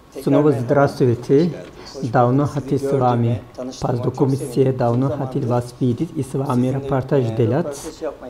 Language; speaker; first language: Russian; non-native, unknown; Turkish